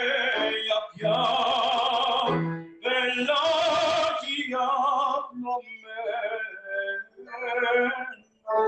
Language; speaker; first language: Greek; early bilingual, heritage; Greek